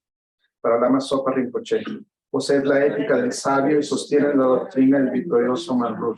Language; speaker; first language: Spanish; native; Spanish